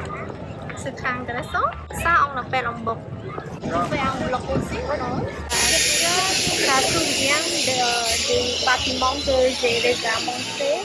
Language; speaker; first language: French; non-native, learner; Khmer